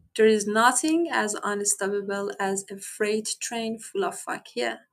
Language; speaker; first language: English; non-native, fluent; Persian